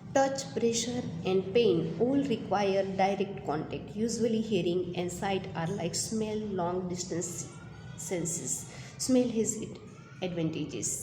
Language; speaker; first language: English; non-native, local second language; Gujarati